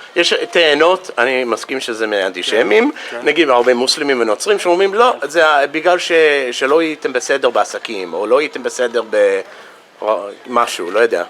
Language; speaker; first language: Hebrew; non-native, fluent; English